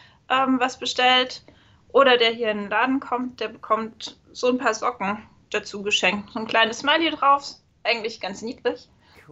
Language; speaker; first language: German; native; German